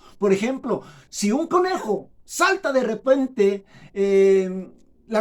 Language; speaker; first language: Spanish; native; Spanish